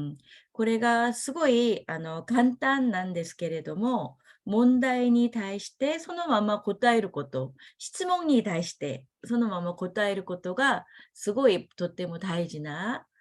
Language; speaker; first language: Japanese; non-native, fluent; Korean